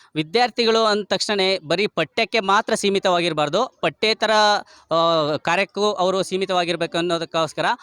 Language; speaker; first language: Kannada; native; Kannada